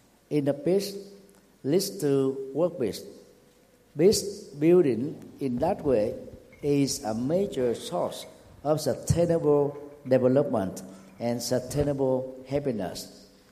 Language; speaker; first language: English; non-native, fluent; Vietnamese